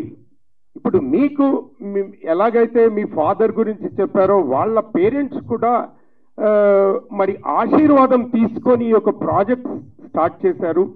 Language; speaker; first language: Telugu; native; Telugu